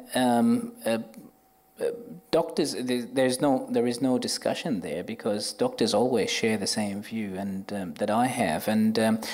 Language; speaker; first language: English; non-native, fluent; Arabic